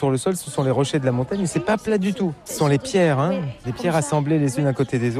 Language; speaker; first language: French; native; French